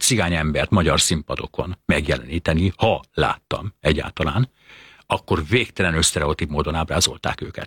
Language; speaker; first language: Hungarian; native; Hungarian